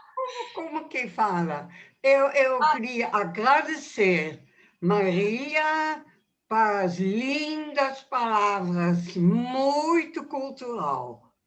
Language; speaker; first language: Portuguese; non-native, fluent; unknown